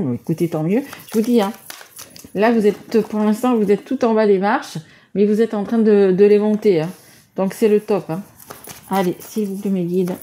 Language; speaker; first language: French; native; French